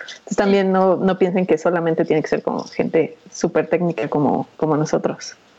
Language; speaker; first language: Spanish; native; Spanish